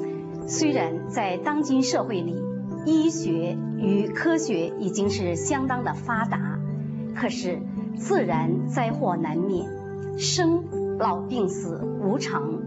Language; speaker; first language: Chinese; native; Chinese